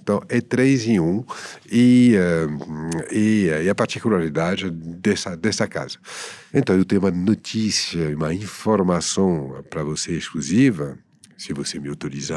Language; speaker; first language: Portuguese; non-native, fluent; French